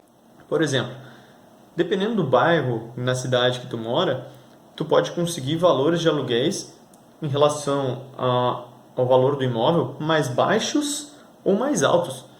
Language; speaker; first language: Portuguese; native; Portuguese